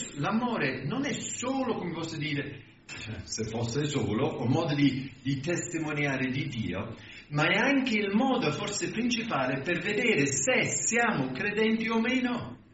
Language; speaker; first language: Italian; non-native, fluent; English